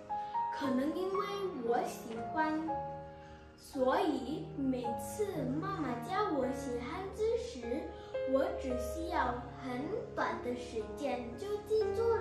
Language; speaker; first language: Chinese; early bilingual, heritage; Chinese